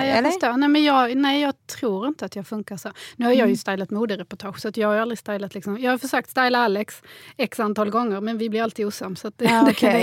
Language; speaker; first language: Swedish; native; Swedish